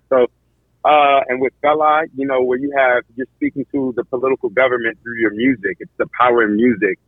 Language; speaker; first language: English; native; English